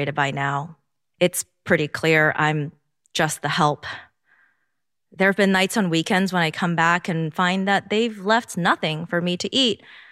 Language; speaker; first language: English; non-native, local second language; Cantonese